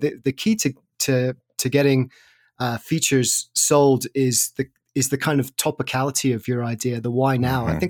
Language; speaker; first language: English; native; English